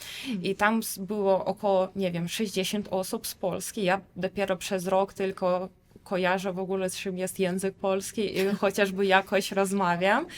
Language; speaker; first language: Polish; non-native, fluent; Russian